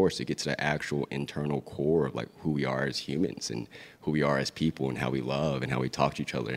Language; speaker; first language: English; native; English